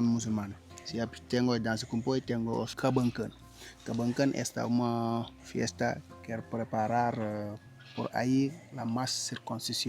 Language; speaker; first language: Spanish; non-native, learner; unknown